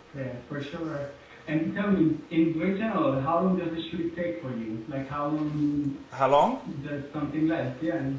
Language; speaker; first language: English; non-native, fluent; Hungarian